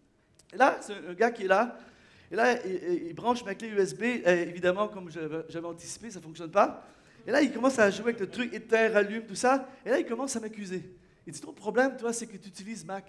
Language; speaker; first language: French; native; French